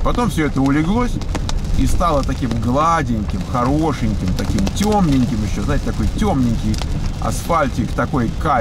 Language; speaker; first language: Russian; native; Russian